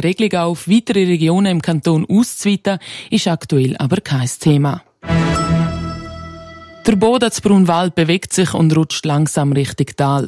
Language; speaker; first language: German; native; German